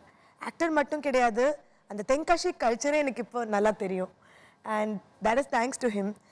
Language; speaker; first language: Tamil; non-native, fluent; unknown